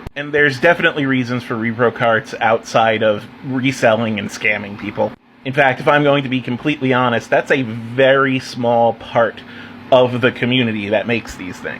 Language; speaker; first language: English; native; English